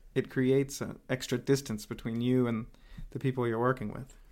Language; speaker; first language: English; native; English